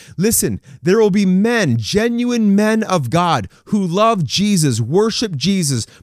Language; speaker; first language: English; native; English